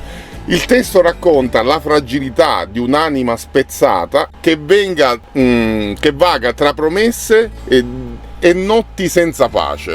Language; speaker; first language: Italian; native; Italian